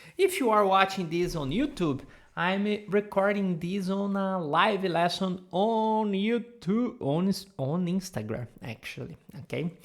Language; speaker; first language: English; non-native, fluent; Portuguese